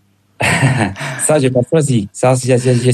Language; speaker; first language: French; non-native, fluent; Spanish